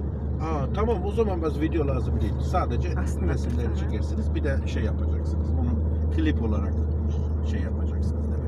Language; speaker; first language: Turkish; non-native, fluent; Kyrgyz